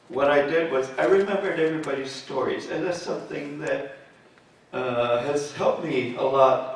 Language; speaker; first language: English; native; English